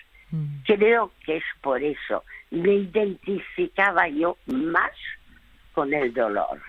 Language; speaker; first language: Spanish; early bilingual, other home language; French